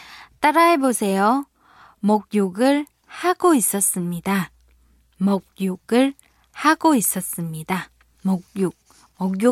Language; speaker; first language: Korean; non-native, fluent; Vietnamese